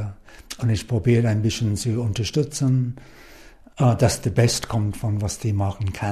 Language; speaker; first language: German; non-native, learner; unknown